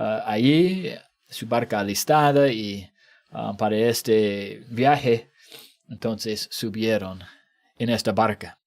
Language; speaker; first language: Spanish; non-native, fluent; English